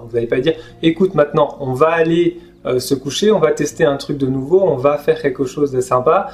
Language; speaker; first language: French; native; French